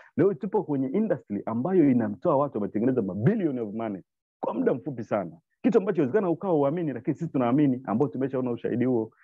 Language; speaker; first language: Swahili; native; Swahili